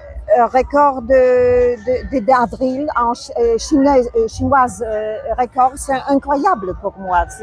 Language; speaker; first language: French; non-native, learner; Polish